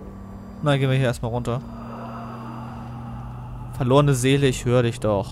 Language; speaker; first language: German; native; German